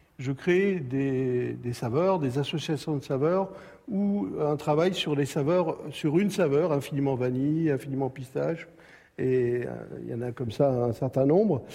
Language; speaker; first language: French; native; French